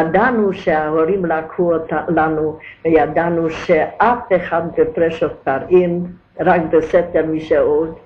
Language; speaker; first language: Hebrew; non-native, learner; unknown